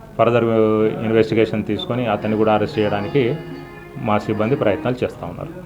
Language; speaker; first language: Telugu; native; Telugu